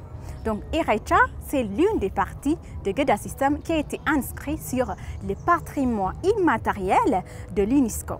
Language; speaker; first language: French; non-native, fluent; Amharic